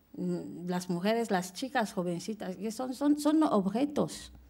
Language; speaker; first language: Spanish; non-native, fluent; French